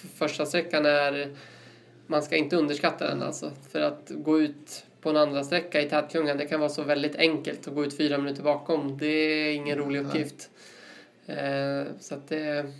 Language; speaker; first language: Swedish; native; Swedish